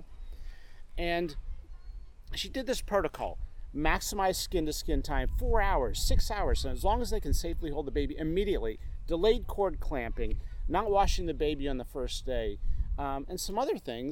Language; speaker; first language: English; native; English